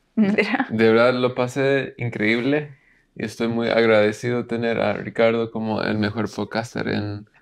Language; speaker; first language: Spanish; non-native, learner; English